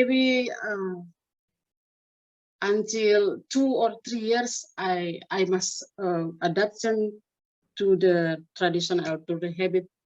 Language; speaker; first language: English; non-native, learner; Indonesian